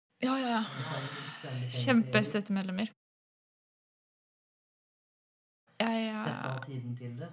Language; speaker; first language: Norwegian; native; Norwegian